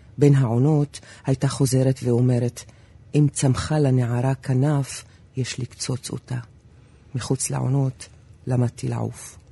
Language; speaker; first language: Hebrew; non-native, local second language; Arabic